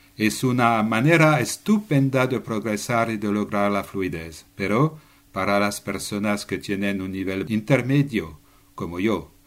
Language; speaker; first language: Spanish; non-native, learner; French